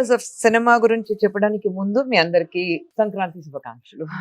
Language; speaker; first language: Telugu; non-native, fluent; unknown